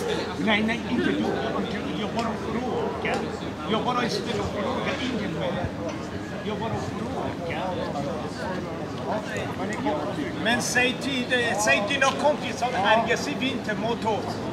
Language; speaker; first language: Swedish; non-native, learner; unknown